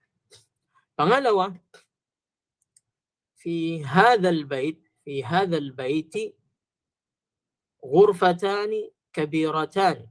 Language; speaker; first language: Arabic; non-native, fluent; Filipino